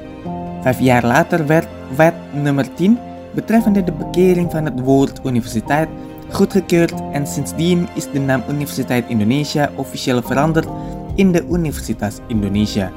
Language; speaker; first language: Dutch; non-native, fluent; Indonesian